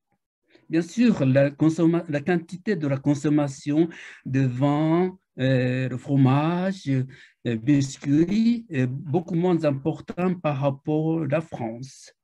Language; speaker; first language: French; non-native, fluent; Japanese